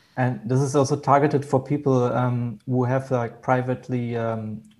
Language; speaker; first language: English; non-native, fluent; German